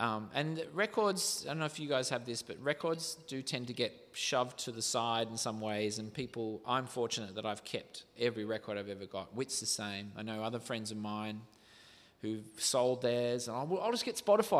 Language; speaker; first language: English; native; English